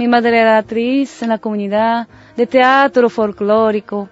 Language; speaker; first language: Spanish; non-native, learner; Japanese